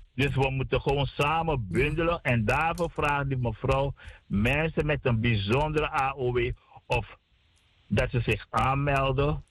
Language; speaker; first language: Dutch; native; Dutch